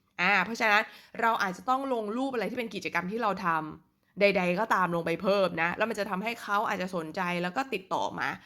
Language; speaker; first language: Thai; native; Thai